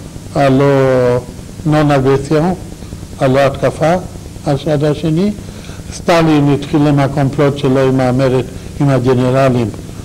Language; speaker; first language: Hebrew; non-native, fluent; Romanian